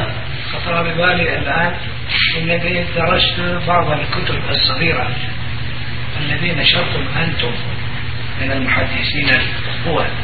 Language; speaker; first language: Arabic; non-native, fluent; Turkish